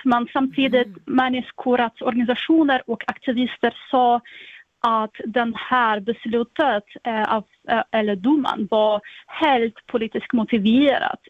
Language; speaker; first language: Swedish; non-native, fluent; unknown